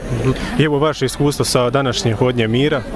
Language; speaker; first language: Croatian; native; Croatian